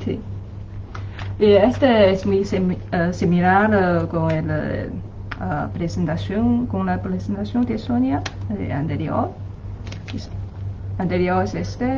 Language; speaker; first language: Spanish; non-native, learner; Chinese